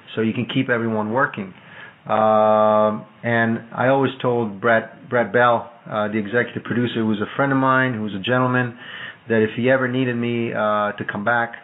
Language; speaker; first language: English; non-native, fluent; Italian